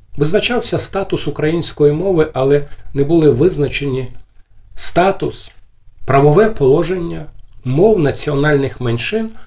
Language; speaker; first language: Ukrainian; native; Ukrainian